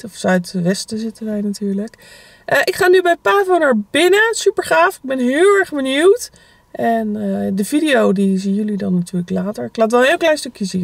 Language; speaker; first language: Dutch; native; Dutch